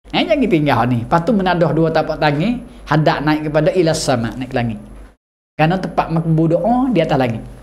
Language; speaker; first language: Malay; native; Malay